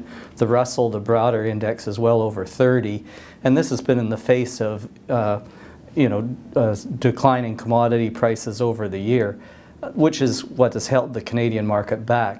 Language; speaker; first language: English; native; English